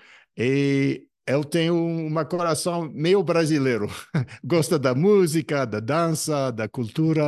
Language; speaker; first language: Portuguese; non-native, fluent; English